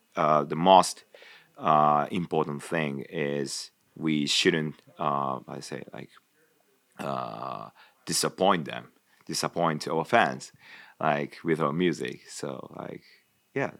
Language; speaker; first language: English; non-native, fluent; Japanese